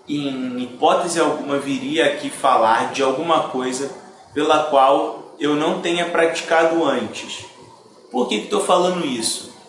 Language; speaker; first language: Portuguese; native; Portuguese